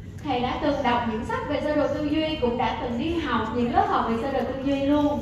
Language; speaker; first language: Vietnamese; native; Vietnamese